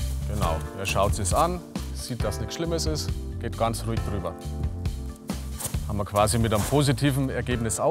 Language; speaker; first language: German; native; German